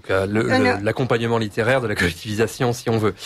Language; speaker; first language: French; native; French